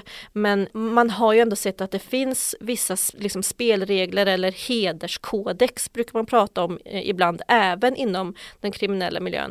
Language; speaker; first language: Swedish; native; Swedish